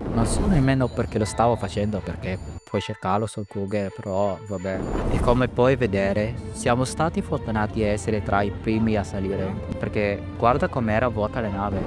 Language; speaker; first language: Italian; non-native, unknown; Filipino